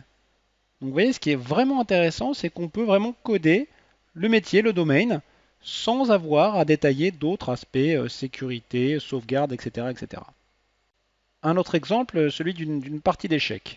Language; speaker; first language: French; native; French